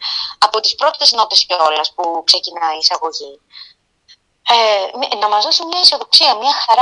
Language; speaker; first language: Greek; native; Greek